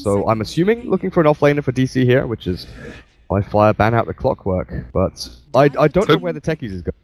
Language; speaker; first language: English; native; English